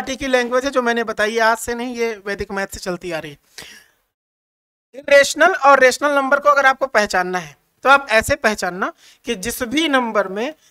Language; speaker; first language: Hindi; native; Hindi